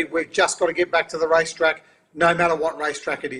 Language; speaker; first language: English; native; English